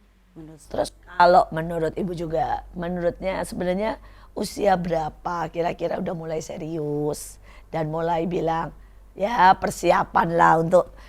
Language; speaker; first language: Indonesian; native; Indonesian